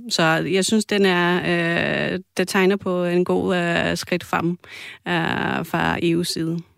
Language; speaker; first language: Danish; non-native, fluent; Croatian